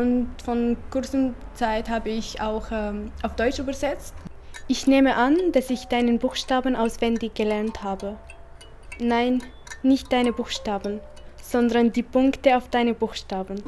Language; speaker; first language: German; non-native, learner; Arabic